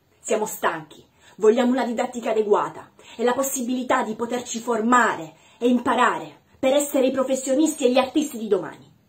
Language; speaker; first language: Italian; native; Italian